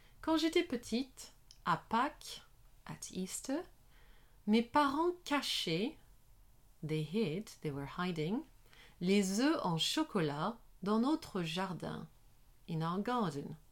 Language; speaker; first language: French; non-native, learner; English